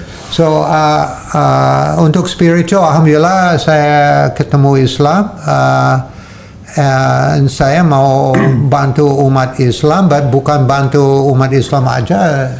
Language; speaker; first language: Indonesian; non-native, learner; English